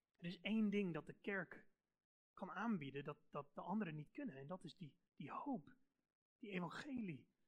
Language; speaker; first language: Dutch; non-native, fluent; English